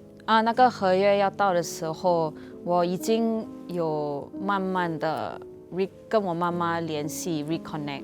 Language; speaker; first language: Chinese; non-native, local second language; English